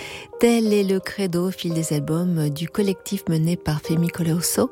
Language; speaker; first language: French; native; French